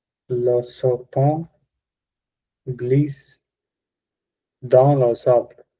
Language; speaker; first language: French; non-native, learner; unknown